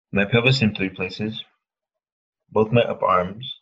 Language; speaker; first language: English; native; English